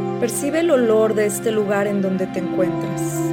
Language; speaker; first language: Spanish; native; Spanish